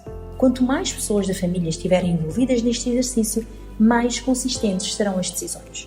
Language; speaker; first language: Portuguese; non-native, local second language; Kabuverdianu